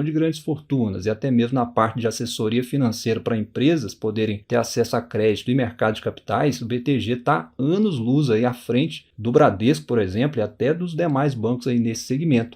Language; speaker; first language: Portuguese; native; Portuguese